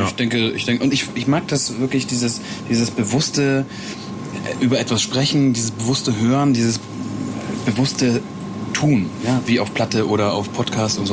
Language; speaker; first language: German; native; German